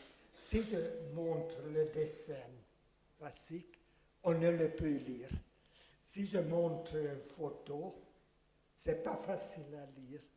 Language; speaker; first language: French; non-native, fluent; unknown